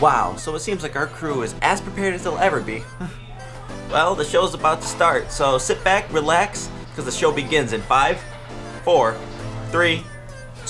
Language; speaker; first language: English; native; English